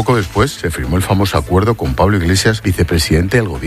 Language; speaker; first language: Spanish; native; Spanish